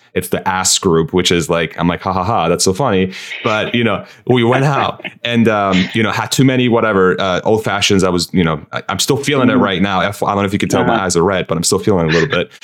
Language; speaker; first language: English; early bilingual, other home language; Persian